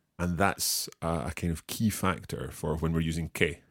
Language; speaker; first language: English; native; English